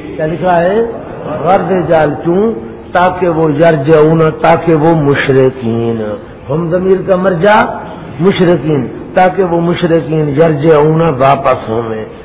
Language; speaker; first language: Urdu; non-native, local second language; Saraiki